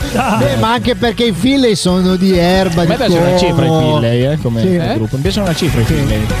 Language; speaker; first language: Italian; native; Italian